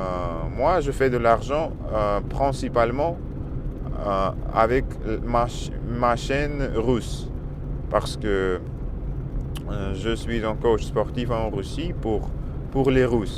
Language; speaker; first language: French; non-native, learner; Russian